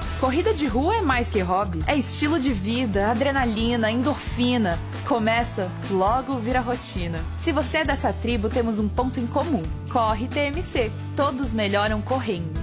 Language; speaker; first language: Portuguese; native; Portuguese